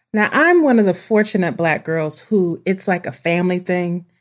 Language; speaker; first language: English; native; English